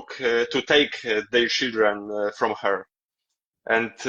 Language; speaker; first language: English; non-native, learner; Polish